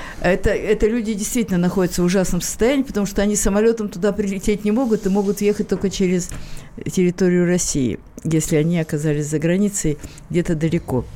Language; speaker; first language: Russian; native; Russian